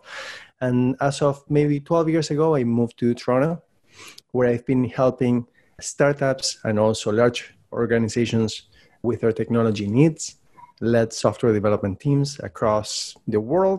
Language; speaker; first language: English; non-native, fluent; Spanish